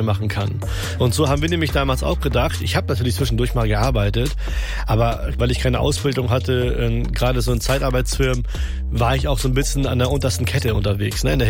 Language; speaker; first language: German; native; German